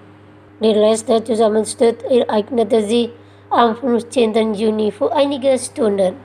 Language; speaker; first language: German; non-native, fluent; Indonesian